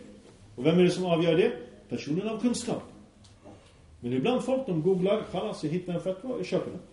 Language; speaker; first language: Swedish; early bilingual, other home language; Arabic